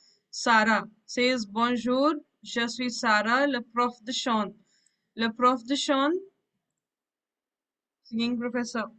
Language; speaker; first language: French; non-native, fluent; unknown